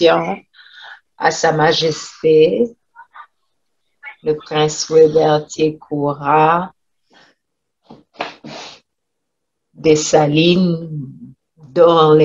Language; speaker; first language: French; non-native, local second language; Haitian Creole